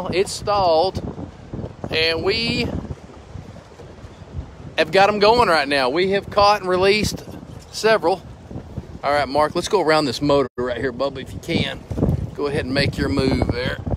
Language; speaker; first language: English; native; English